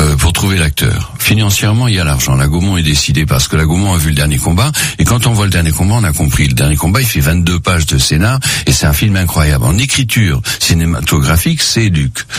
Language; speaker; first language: French; non-native, local second language; Spanish